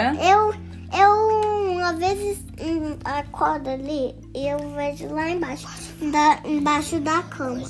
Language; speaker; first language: Portuguese; early bilingual, heritage; Portuguese